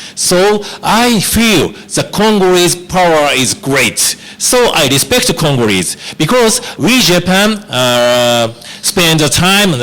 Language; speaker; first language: English; non-native, learner; Japanese